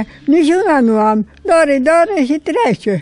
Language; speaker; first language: Romanian; non-native, local second language; Hungarian